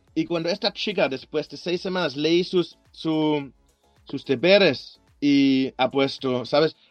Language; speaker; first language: Spanish; non-native, fluent; German